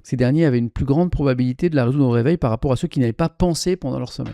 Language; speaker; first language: French; native; French